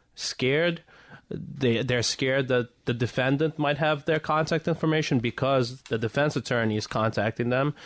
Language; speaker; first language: English; early bilingual, other home language; Russian